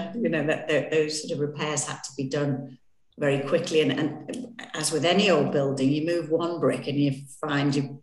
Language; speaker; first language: English; native; English